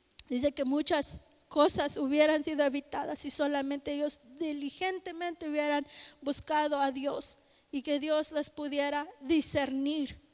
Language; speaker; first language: Spanish; native; Spanish